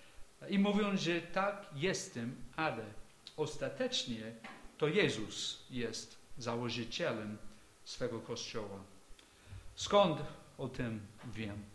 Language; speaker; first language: Polish; non-native, fluent; English